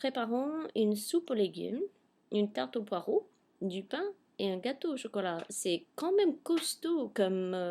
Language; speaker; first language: French; non-native, fluent; English